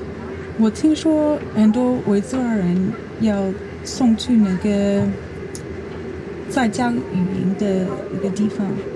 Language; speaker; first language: Chinese; non-native, fluent; English